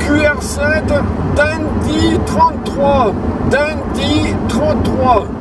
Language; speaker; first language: English; non-native, learner; French